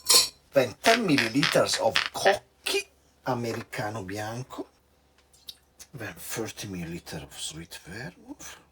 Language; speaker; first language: English; non-native, fluent; Italian